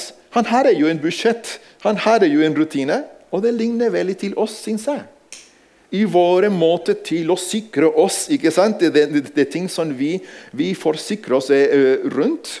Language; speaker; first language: Norwegian; non-native, fluent; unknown